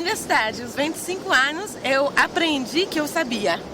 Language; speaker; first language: Portuguese; non-native, fluent; Spanish